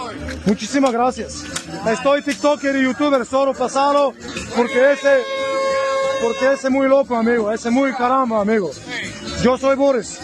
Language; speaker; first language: Spanish; non-native, learner; Bulgarian